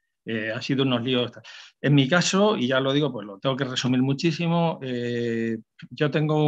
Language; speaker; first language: Spanish; native; Spanish